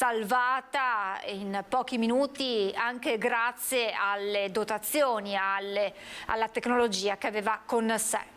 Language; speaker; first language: Italian; native; Italian